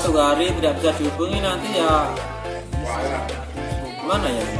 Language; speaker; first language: Indonesian; native; Indonesian